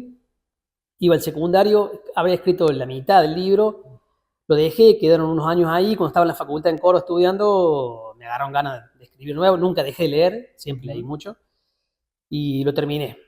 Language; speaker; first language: Spanish; native; Spanish